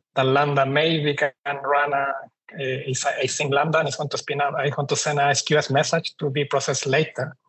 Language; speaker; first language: English; non-native, fluent; Spanish